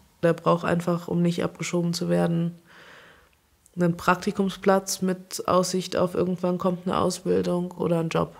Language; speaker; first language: German; native; German